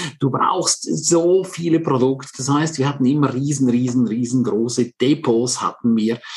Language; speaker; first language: German; non-native, local second language; Romansh